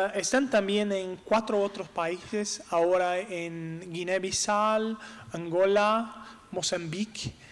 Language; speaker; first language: Spanish; non-native, learner; Portuguese